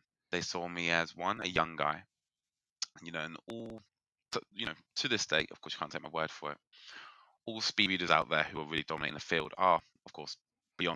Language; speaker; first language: English; native; English